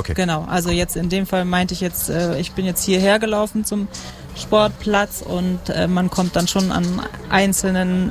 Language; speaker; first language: German; native; German